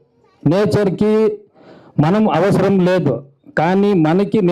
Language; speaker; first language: Telugu; non-native, learner; Kannada